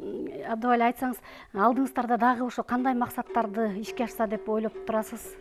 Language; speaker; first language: Kyrgyz; native; Kyrgyz